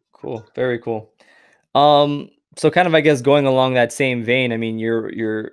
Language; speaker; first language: English; native; English